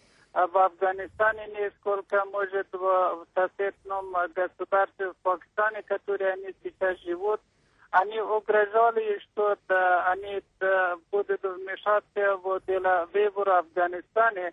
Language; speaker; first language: Russian; non-native, learner; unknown